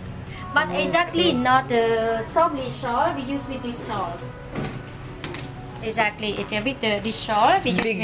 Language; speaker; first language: English; non-native, learner; Khmer